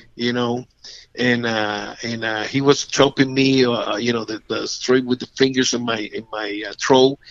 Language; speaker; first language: English; non-native, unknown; Spanish